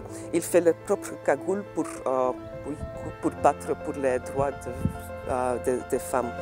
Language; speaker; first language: French; non-native, local second language; Dutch